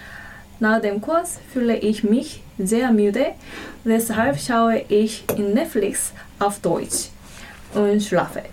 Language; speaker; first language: German; non-native, learner; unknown